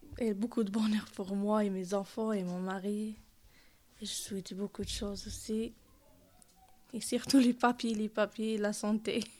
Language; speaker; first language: French; non-native, learner; Arabic